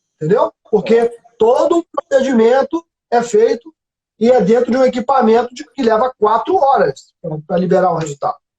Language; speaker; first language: Portuguese; native; Portuguese